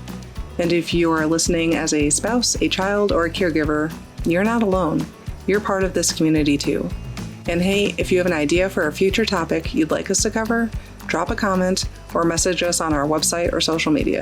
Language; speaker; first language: English; native; English